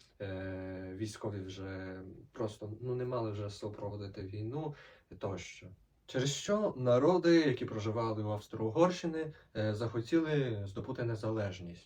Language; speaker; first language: Ukrainian; native; Ukrainian